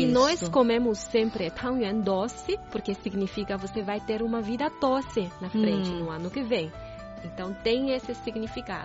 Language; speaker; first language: Portuguese; non-native, fluent; Chinese